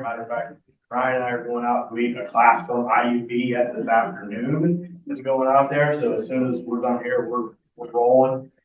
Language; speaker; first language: English; native; English